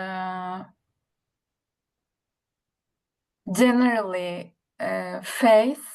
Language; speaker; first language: English; non-native, learner; Turkish